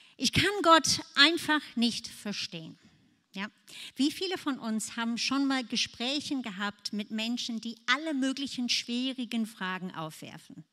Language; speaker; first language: German; non-native, fluent; English